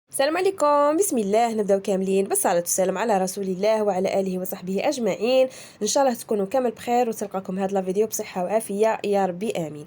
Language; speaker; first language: Arabic; native; Arabic